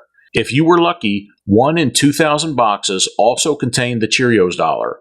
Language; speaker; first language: English; native; English